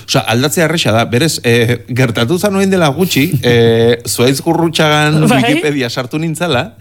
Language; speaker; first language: Basque; native; Basque